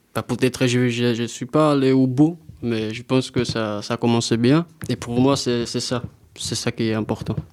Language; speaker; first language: French; non-native, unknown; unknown